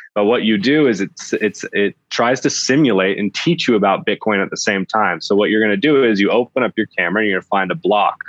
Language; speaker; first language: English; native; English